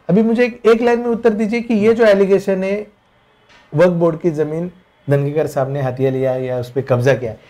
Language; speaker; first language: Hindi; non-native, local second language; Marathi